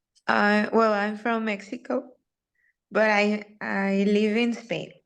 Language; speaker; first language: English; non-native, fluent; Spanish